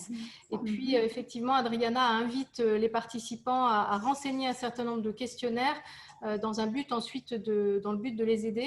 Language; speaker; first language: French; native; French